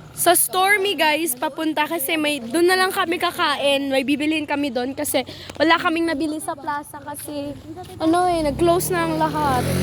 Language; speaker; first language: Filipino; non-native, local second language; Cebuano